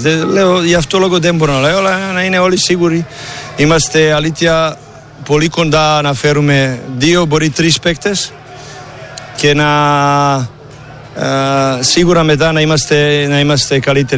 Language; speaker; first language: Greek; non-native, learner; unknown